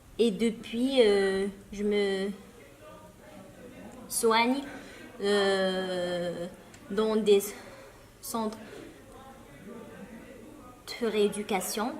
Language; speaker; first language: French; early bilingual, other home language; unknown